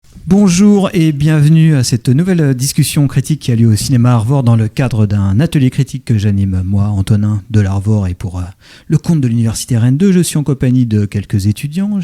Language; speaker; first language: French; native; French